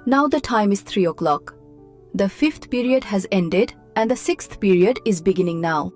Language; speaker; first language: English; non-native, local second language; Bangla